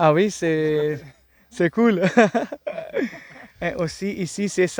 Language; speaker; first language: French; non-native, learner; Hindi